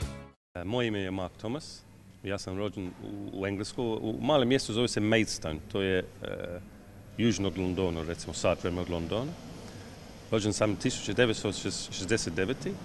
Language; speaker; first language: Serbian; non-native, fluent; English